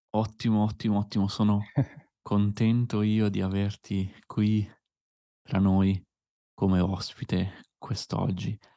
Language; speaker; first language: Italian; native; Italian